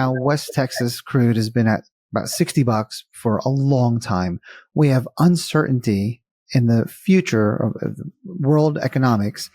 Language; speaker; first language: English; native; English